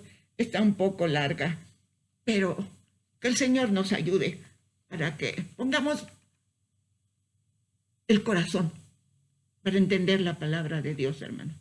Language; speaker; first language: Spanish; native; Spanish